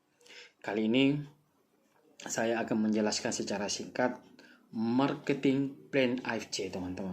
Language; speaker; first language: Indonesian; native; Indonesian